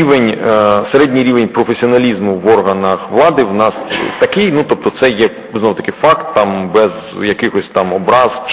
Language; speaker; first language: Ukrainian; native; Ukrainian